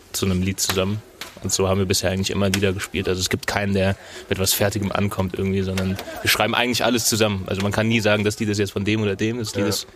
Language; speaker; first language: German; non-native, fluent; French